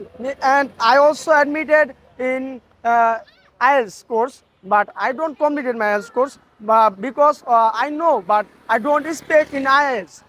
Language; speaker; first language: English; non-native, learner; Bangla